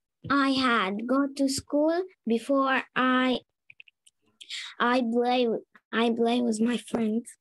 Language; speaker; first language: English; non-native, learner; Arabic